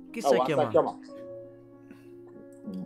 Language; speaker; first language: Italian; native; Italian